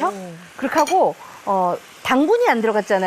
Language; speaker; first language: Korean; native; Korean